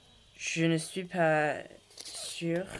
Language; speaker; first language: French; non-native, learner; English